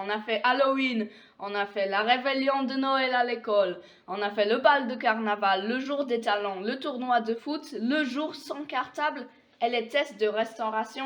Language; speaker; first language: French; non-native, fluent; Polish